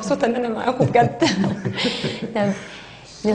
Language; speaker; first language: Arabic; native; Arabic